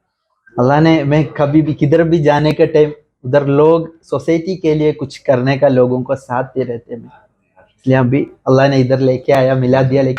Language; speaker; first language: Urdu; non-native, local second language; Malayalam